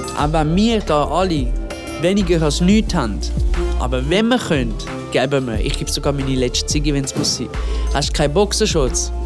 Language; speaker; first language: German; non-native, fluent; Italian